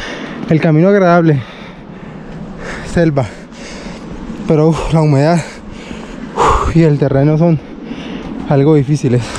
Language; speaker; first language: Spanish; native; Spanish